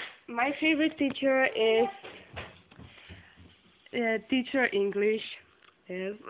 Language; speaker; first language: English; non-native, learner; Czech